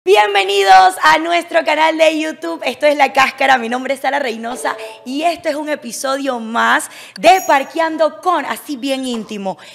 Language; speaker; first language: Spanish; native; Spanish